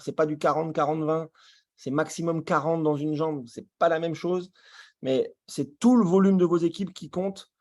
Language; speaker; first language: French; native; French